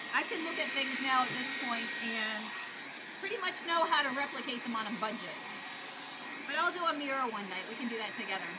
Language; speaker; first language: English; native; English